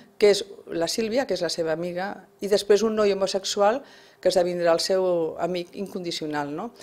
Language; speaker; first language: Catalan; non-native, local second language; Spanish